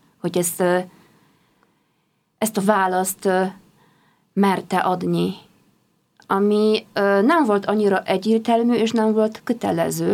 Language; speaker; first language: Hungarian; non-native, fluent; Polish